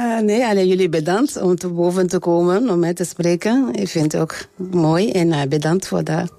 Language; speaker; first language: Dutch; non-native, learner; French